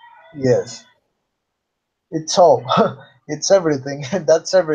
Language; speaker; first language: English; non-native, learner; Spanish